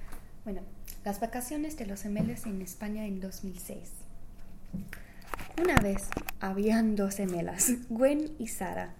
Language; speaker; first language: Spanish; non-native, fluent; English